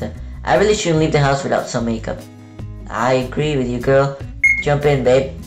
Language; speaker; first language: English; native; English